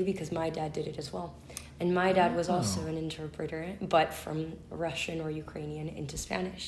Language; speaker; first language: English; non-native, fluent; Spanish